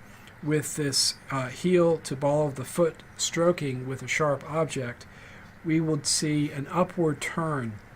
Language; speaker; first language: English; native; English